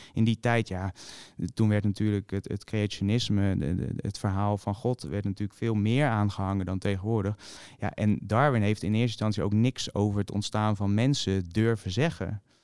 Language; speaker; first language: Dutch; native; Dutch